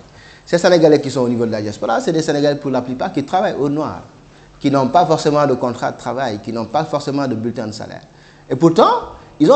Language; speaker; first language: French; non-native, local second language; Wolof